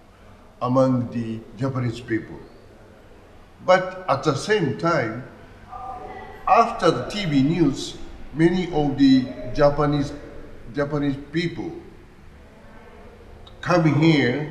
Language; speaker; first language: English; non-native, learner; Japanese